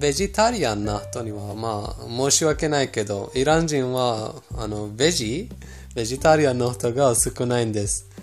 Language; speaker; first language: Japanese; non-native, fluent; Persian